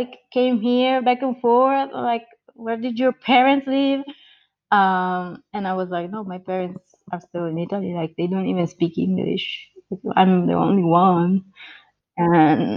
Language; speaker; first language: English; non-native, fluent; Italian